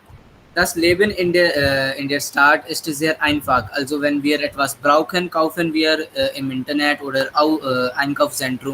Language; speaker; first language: German; non-native, learner; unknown